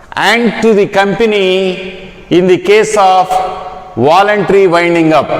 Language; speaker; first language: English; non-native, local second language; Telugu